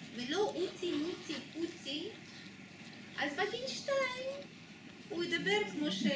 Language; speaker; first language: Hebrew; non-native, fluent; Russian